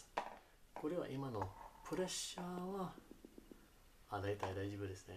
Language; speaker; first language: Japanese; non-native, learner; English